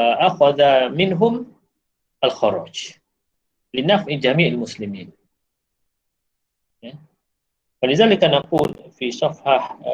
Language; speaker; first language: Arabic; non-native, fluent; Malay